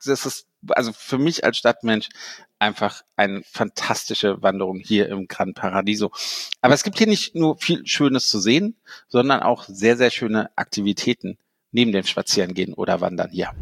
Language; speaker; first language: German; native; German